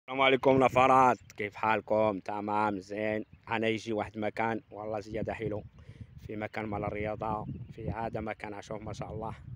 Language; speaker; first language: Arabic; non-native, learner; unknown